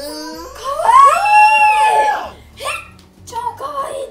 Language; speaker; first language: Japanese; native; Japanese